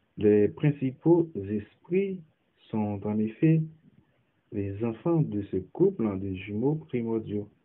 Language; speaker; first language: French; non-native, local second language; Haitian Creole